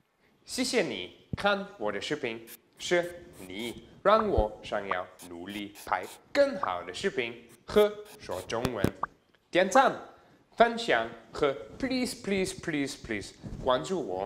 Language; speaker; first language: Chinese; non-native, fluent; German